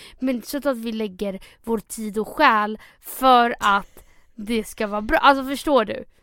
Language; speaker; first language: Swedish; early bilingual, other home language; Spanish